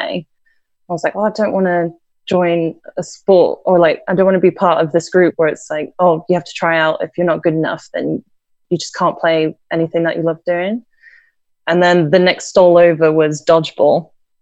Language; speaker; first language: English; native; English